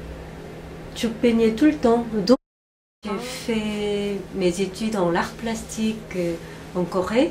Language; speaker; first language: French; non-native, fluent; Korean